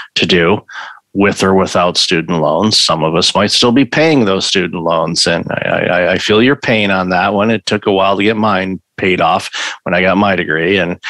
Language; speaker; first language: English; native; English